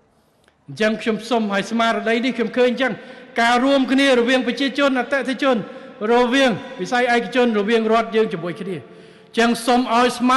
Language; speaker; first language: Khmer; native; Khmer